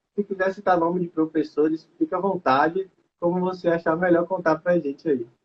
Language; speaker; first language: Portuguese; native; Portuguese